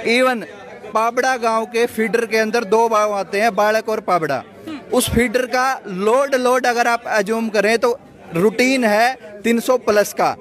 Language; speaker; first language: Hindi; native; Hindi